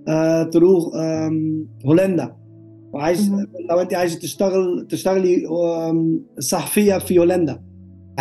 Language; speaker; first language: Arabic; non-native, learner; Dutch